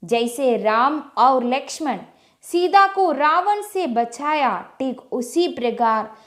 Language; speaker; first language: Hindi; non-native, local second language; Malayalam